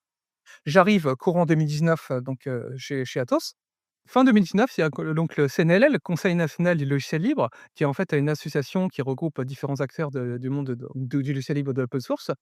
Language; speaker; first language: French; native; French